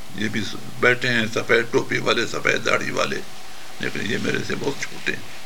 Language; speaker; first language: Urdu; non-native, local second language; Punjabi